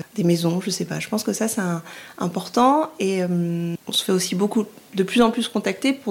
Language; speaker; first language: French; native; French